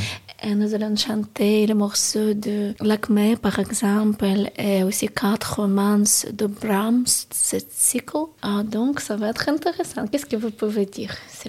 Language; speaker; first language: French; non-native, learner; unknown